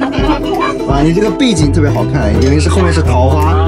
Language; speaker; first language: Chinese; native; Chinese